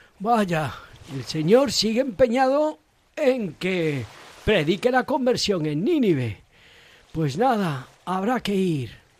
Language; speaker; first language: Spanish; native; Spanish